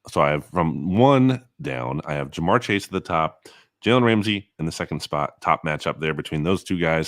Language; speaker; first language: English; native; English